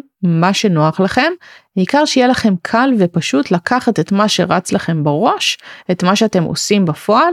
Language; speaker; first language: Hebrew; native; Hebrew